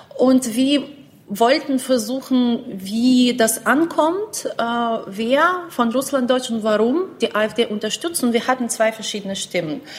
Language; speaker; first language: German; non-native, fluent; Ukrainian